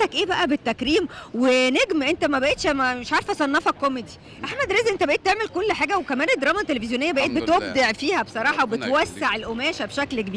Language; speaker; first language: Arabic; native; Arabic